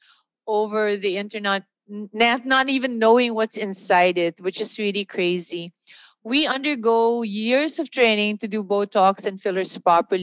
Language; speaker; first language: English; non-native, local second language; Filipino